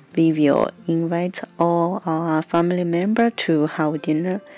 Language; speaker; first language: English; non-native, learner; Chinese